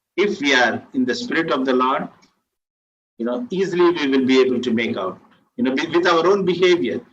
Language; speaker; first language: English; non-native, local second language; Telugu